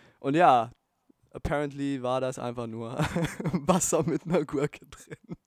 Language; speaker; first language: German; native; German